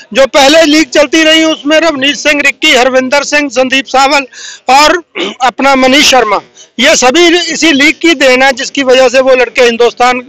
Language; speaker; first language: Hindi; non-native, local second language; Punjabi